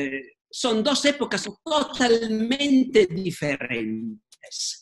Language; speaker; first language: Spanish; non-native, fluent; Italian